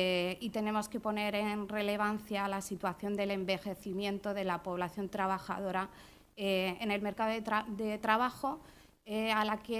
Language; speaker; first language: Spanish; native; Spanish